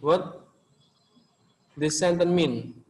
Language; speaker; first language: English; non-native, local second language; Indonesian